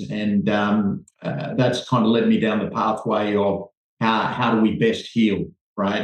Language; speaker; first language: English; native; English